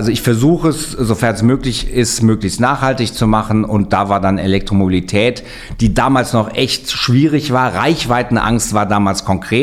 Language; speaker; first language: German; native; German